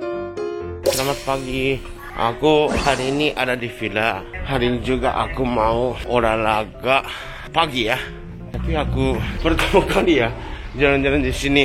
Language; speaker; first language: Indonesian; non-native, learner; Japanese